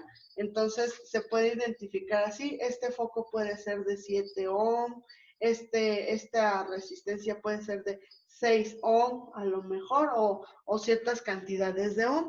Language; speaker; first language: Spanish; native; Spanish